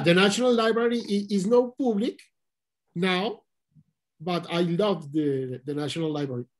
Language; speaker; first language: English; non-native, learner; Spanish